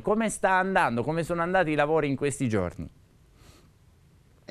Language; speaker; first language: Italian; native; Italian